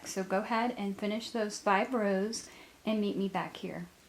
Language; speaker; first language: English; native; English